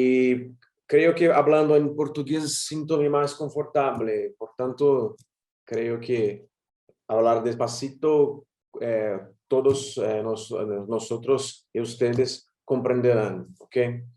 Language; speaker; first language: Spanish; non-native, learner; Portuguese